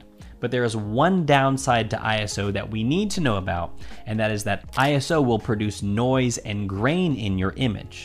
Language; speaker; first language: English; native; English